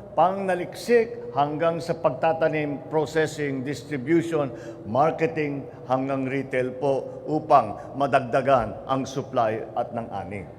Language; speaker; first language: Filipino; native; Filipino